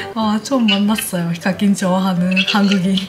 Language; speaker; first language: Korean; non-native, learner; Japanese